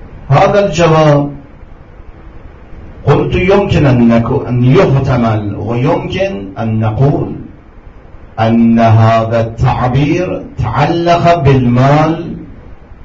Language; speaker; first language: Arabic; non-native, fluent; Persian